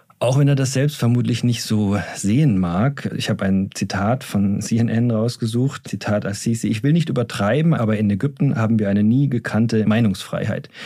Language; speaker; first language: German; native; German